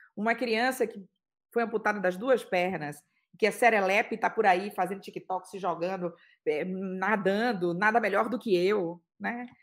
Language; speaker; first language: Portuguese; native; Portuguese